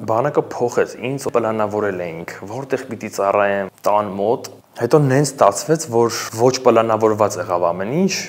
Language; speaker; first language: Armenian; native; Armenian